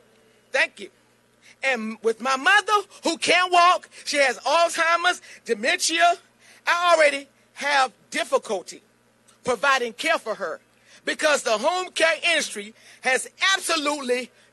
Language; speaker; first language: English; native; English